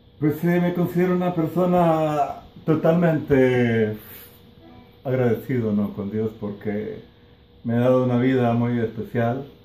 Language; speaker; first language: Spanish; native; Spanish